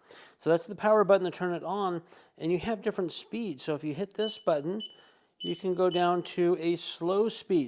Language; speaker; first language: English; native; English